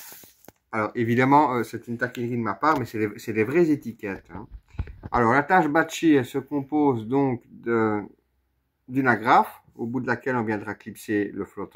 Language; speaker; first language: French; native; French